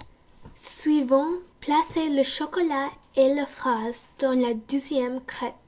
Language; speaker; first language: French; non-native, learner; English